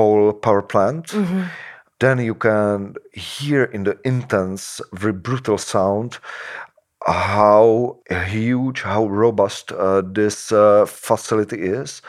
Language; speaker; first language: English; non-native, fluent; Czech